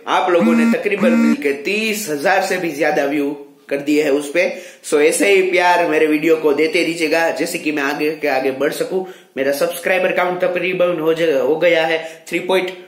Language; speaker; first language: Hindi; non-native, local second language; Gujarati